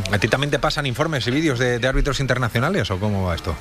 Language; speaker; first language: Spanish; native; Spanish